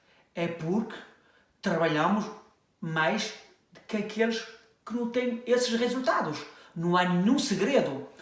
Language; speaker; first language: Portuguese; early bilingual, heritage; French